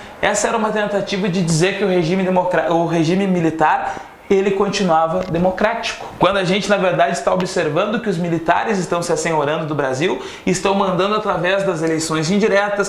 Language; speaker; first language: Portuguese; native; Portuguese